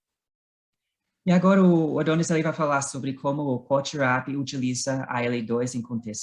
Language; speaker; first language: Portuguese; non-native, fluent; English